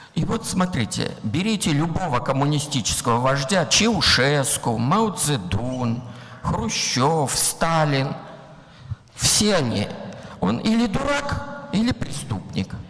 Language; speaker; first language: Russian; native; Russian